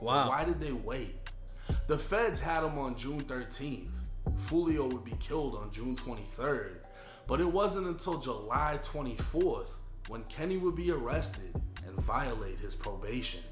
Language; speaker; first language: English; native; English